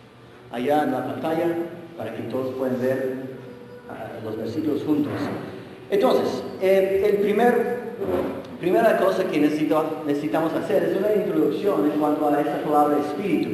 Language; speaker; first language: Spanish; non-native, fluent; English